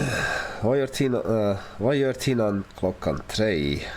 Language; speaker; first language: Swedish; non-native, learner; English